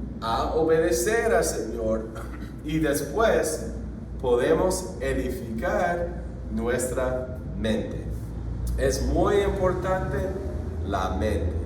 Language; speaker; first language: Spanish; non-native, fluent; English